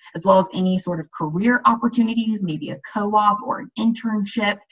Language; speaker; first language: English; native; English